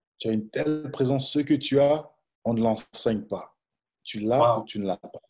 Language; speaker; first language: French; non-native, local second language; Lingala